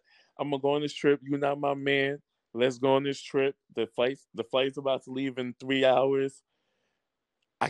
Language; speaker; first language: English; native; English